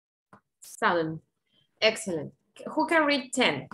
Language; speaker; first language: English; non-native, fluent; Spanish